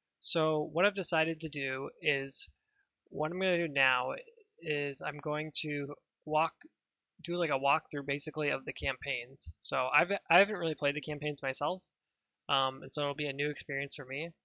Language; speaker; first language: English; native; English